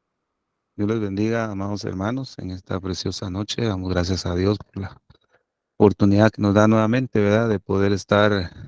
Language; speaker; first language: Spanish; native; Spanish